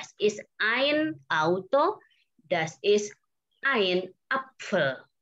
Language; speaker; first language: German; non-native, fluent; Indonesian